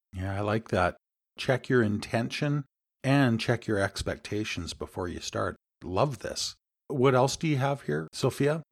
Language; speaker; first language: English; native; English